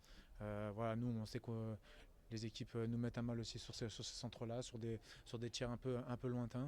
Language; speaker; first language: French; native; French